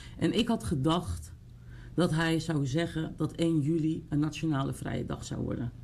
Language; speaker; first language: Dutch; native; Dutch